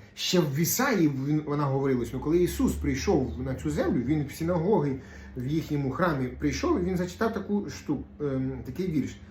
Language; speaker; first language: Ukrainian; non-native, local second language; Russian